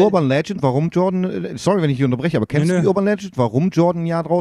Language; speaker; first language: German; native; German